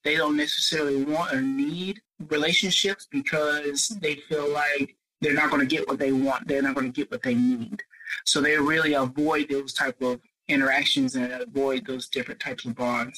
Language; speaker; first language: English; native; English